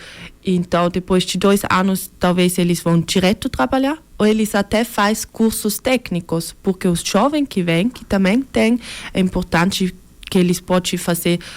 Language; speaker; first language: Portuguese; early bilingual, heritage; Portuguese